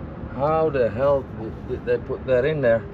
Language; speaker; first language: English; non-native, fluent; Dutch